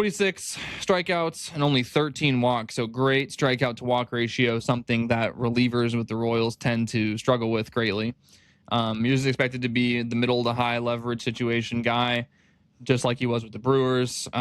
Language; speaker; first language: English; native; English